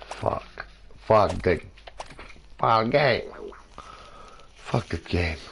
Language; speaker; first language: English; non-native, learner; Polish